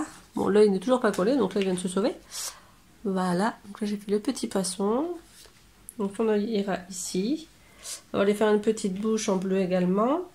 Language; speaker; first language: French; native; French